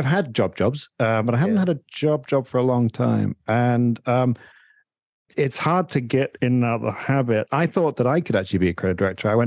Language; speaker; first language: English; native; English